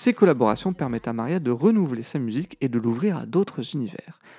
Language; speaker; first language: French; native; French